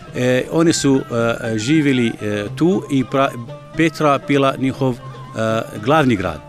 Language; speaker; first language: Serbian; non-native, learner; Arabic